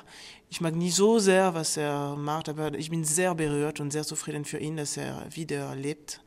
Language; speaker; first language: German; non-native, fluent; French